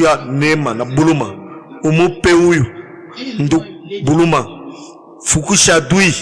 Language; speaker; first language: Swahili; native; Swahili